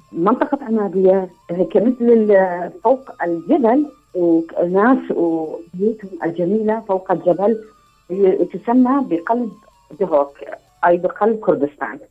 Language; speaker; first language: Arabic; non-native, local second language; Kurdish